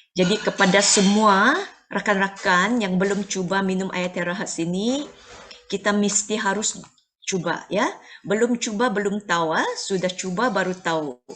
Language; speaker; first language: Malay; non-native, local second language; Chinese